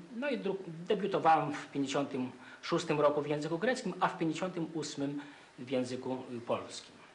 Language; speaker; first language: Polish; non-native, fluent; Greek